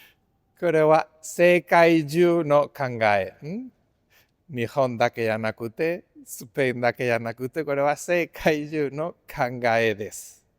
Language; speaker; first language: Japanese; non-native, fluent; Spanish